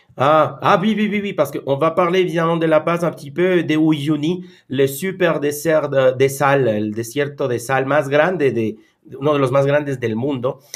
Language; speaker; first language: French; non-native, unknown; Spanish